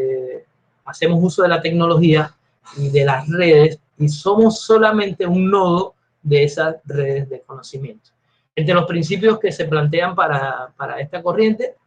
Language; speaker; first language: Spanish; native; Spanish